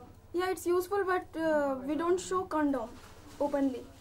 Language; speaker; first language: English; non-native, learner; Hindi